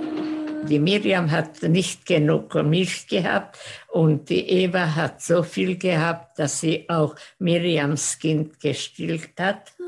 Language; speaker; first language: German; non-native, learner; Hungarian